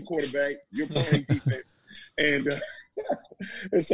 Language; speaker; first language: English; native; English